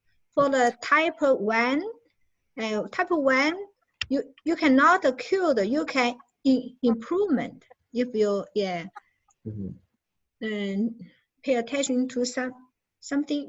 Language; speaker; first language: English; non-native, learner; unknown